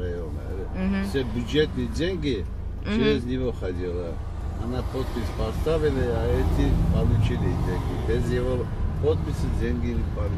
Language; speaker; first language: Russian; non-native, local second language; Armenian